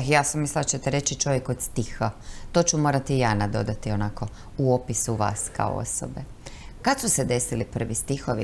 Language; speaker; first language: Croatian; native; Croatian